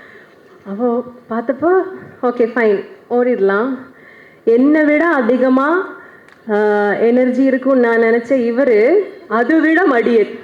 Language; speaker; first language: Tamil; non-native, learner; Malayalam